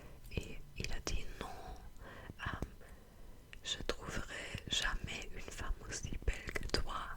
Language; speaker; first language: French; non-native, fluent; German